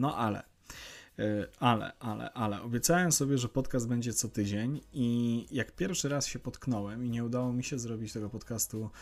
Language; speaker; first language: Polish; native; Polish